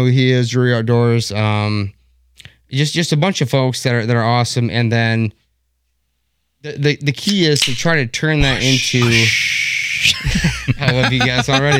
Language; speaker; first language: English; native; English